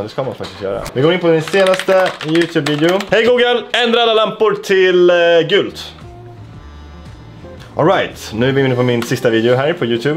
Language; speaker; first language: Swedish; native; Swedish